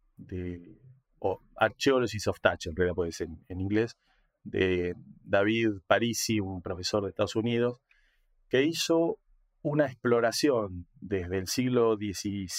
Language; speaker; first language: Spanish; native; Spanish